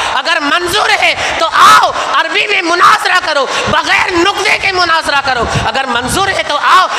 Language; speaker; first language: Urdu; native; Urdu